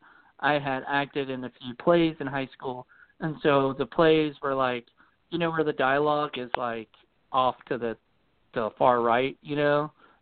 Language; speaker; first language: English; native; English